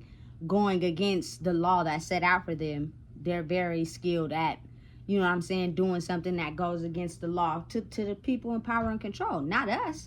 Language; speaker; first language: English; native; English